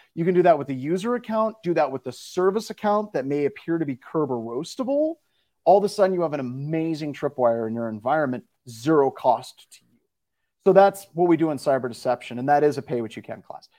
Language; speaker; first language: English; native; English